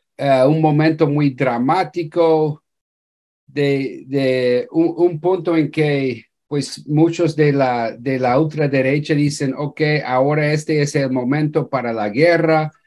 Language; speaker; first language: Spanish; non-native, fluent; English